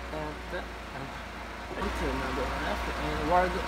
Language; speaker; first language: English; non-native, learner; Japanese